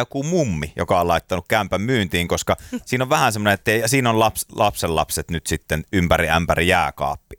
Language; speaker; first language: Finnish; native; Finnish